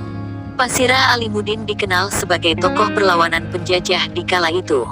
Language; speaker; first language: Indonesian; native; Indonesian